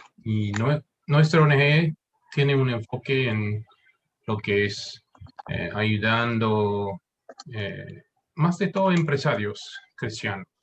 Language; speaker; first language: Spanish; non-native, fluent; English